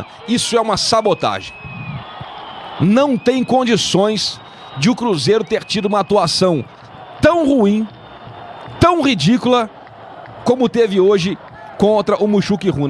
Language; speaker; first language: Portuguese; native; Portuguese